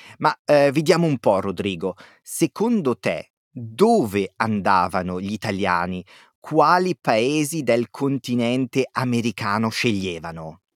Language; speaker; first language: Italian; native; Italian